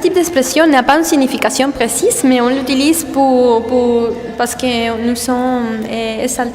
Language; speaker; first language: French; non-native, learner; Spanish